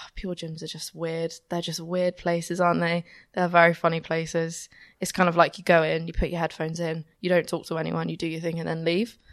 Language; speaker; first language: English; native; English